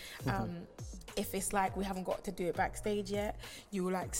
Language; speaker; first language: English; native; English